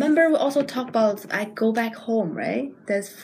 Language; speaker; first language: English; non-native, fluent; Chinese